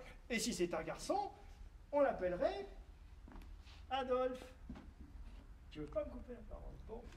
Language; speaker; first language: French; native; French